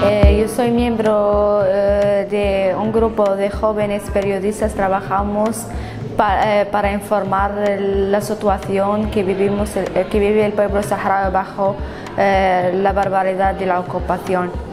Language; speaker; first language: Spanish; non-native, fluent; Arabic